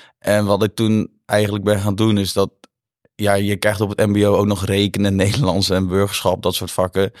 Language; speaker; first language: Dutch; native; Dutch